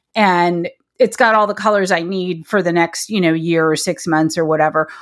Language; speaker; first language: English; native; English